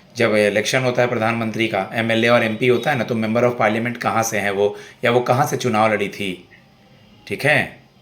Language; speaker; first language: Hindi; native; Hindi